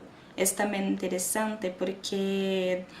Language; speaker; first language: Spanish; non-native, fluent; Portuguese